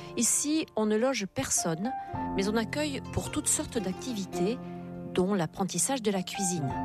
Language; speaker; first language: French; native; French